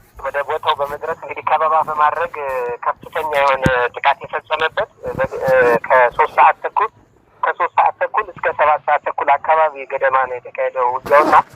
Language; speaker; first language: Amharic; native; Amharic